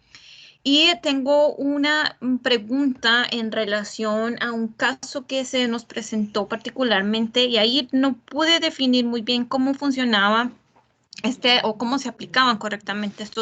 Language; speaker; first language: Spanish; native; Spanish